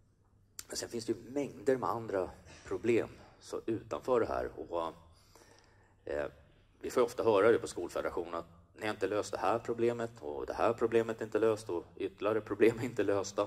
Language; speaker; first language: Swedish; native; Swedish